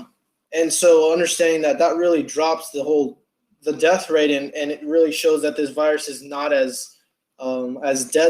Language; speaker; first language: English; native; English